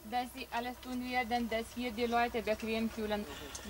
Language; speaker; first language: German; non-native, fluent; Lithuanian